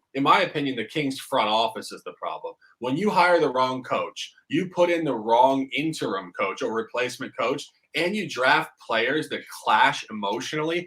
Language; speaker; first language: English; native; English